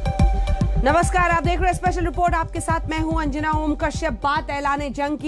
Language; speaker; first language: Hindi; native; Hindi